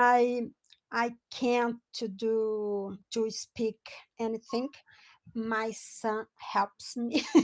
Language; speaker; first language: English; non-native, learner; Portuguese